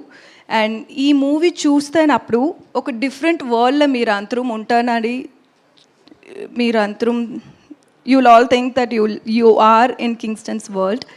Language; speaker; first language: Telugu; non-native, learner; Tamil